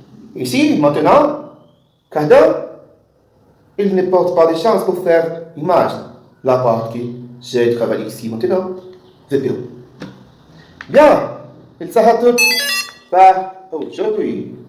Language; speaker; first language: French; non-native, learner; Portuguese